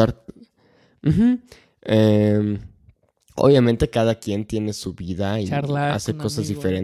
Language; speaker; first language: Spanish; non-native, fluent; English